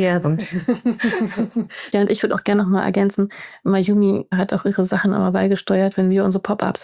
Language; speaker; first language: German; native; German